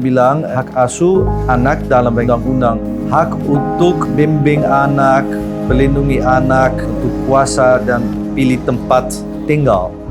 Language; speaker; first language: Indonesian; non-native, learner; Dutch